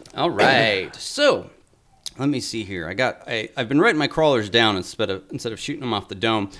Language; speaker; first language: English; native; English